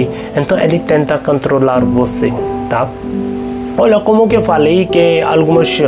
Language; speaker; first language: Portuguese; non-native, local second language; Hindi